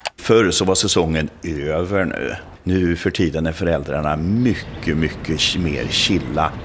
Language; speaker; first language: Swedish; native; Swedish